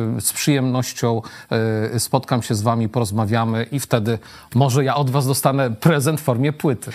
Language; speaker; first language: Polish; native; Polish